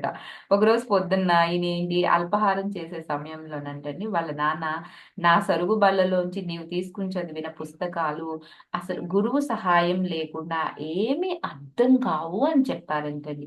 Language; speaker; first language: Telugu; native; Telugu